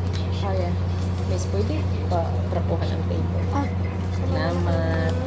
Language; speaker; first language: Filipino; non-native, local second language; Cebuano